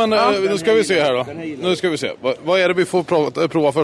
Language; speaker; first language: Swedish; native; Swedish